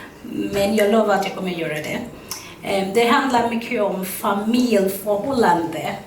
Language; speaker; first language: Swedish; non-native, fluent; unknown